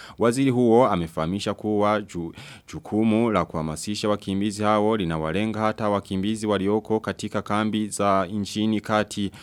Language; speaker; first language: Swahili; non-native, local second language; Rundi